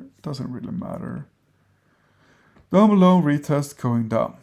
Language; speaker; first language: English; non-native, fluent; Swedish